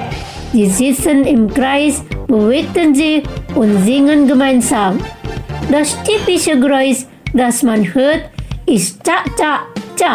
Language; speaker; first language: German; non-native, fluent; Indonesian